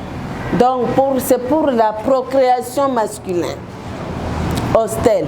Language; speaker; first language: French; non-native, local second language; Lingala